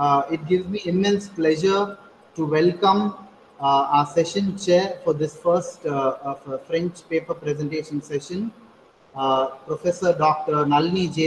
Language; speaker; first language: English; non-native, local second language; Tamil